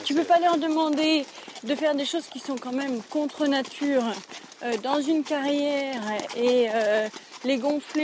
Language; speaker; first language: French; native; French